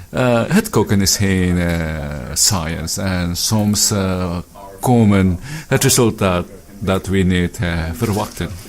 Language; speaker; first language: Dutch; non-native, fluent; Filipino